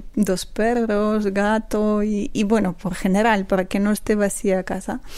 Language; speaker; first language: Spanish; non-native, fluent; Ukrainian